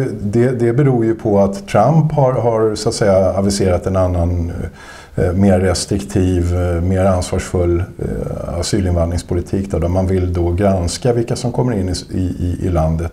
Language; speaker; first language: Swedish; native; Swedish